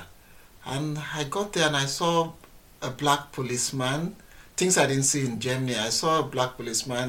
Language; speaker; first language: English; non-native, local second language; Yoruba